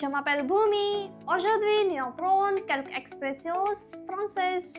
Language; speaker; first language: French; non-native, learner; Gujarati